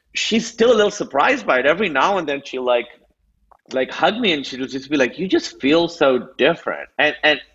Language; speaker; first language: English; non-native, local second language; Urdu